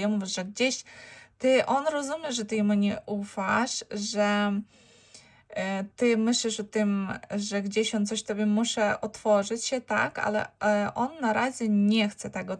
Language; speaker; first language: Polish; non-native, learner; Ukrainian